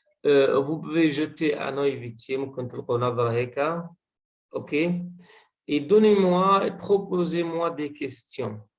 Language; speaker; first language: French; non-native, fluent; Arabic